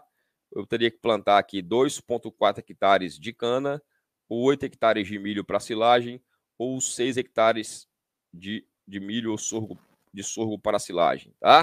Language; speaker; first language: Portuguese; native; Portuguese